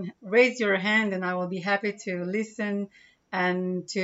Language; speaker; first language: English; non-native, fluent; Hebrew